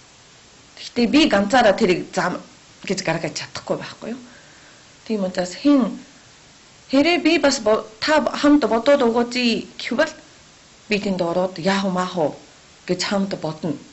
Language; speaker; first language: Mongolian; non-native, learner; Japanese